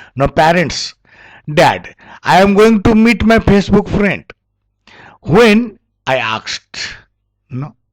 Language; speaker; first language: English; non-native, local second language; Nepali